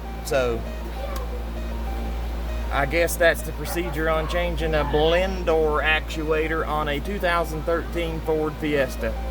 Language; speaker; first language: English; native; English